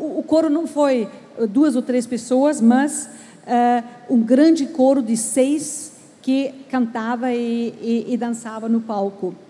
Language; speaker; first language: Portuguese; non-native, fluent; German